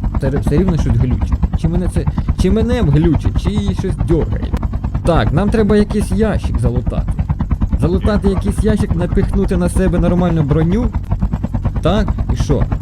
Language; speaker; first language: Ukrainian; non-native, local second language; Russian